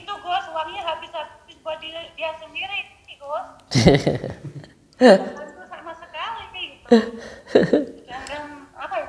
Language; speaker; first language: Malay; non-native, local second language; Javanese